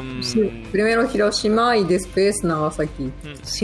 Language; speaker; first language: Spanish; non-native, learner; Japanese